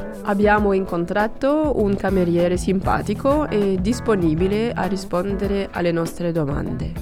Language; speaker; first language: Italian; non-native, learner; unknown